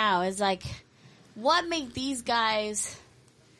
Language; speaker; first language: English; early bilingual, other home language; Korean